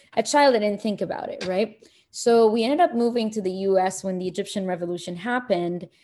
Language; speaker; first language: English; early bilingual, other home language; Arabic